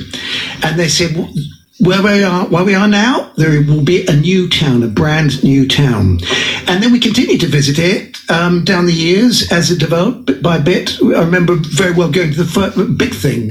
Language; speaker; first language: English; native; English